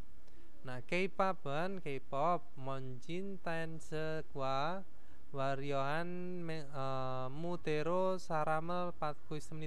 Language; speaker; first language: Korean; non-native, fluent; Indonesian